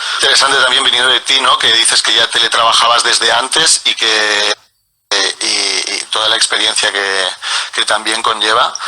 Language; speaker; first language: Spanish; non-native, local second language; Catalan